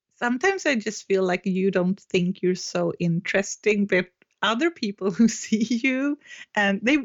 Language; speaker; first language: English; non-native, fluent; Swedish